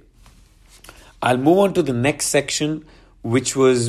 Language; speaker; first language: English; non-native, local second language; Hindi